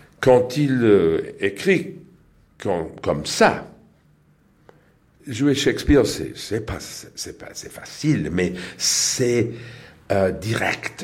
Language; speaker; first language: French; non-native, learner; English